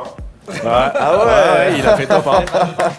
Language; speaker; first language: French; native; French